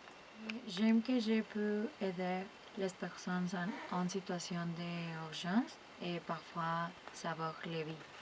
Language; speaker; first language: French; non-native, learner; Spanish